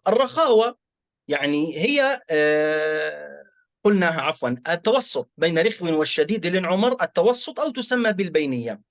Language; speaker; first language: Arabic; native; Arabic